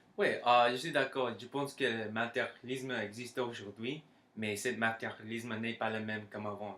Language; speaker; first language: French; non-native, learner; English